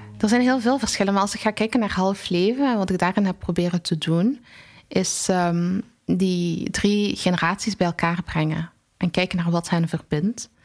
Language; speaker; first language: Dutch; early bilingual, other home language; Arabic